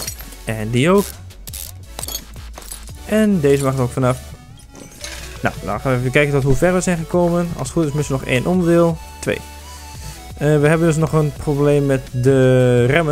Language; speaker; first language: Dutch; native; Dutch